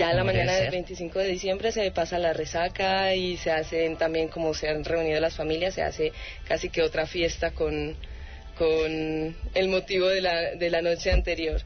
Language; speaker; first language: Spanish; native; Spanish